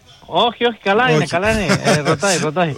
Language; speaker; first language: Greek; non-native, learner; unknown